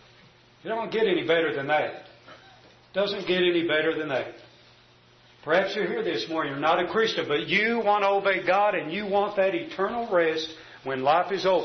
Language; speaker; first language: English; native; English